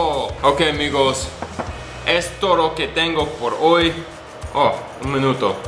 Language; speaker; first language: Spanish; non-native, learner; English